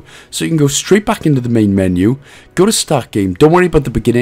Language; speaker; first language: English; native; English